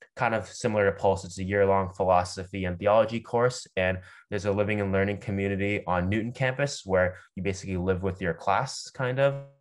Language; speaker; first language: English; native; English